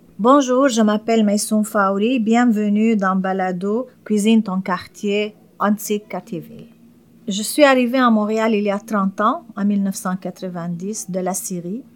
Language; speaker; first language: French; non-native, fluent; Arabic